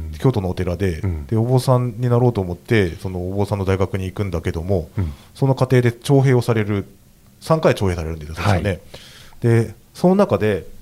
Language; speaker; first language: Japanese; native; Japanese